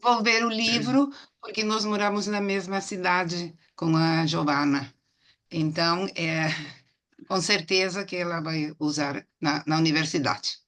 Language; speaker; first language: Portuguese; non-native, fluent; Spanish